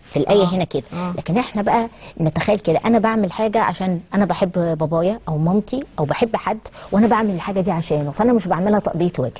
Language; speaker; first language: Egyptian Arabic; native; Egyptian Arabic